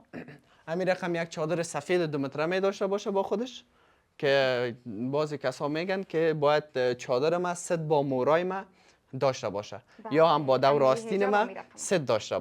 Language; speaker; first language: Persian; native; Persian